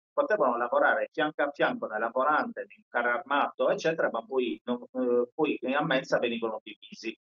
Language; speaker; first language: Italian; native; Italian